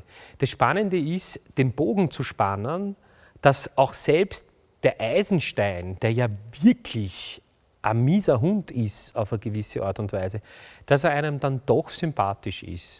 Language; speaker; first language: German; native; German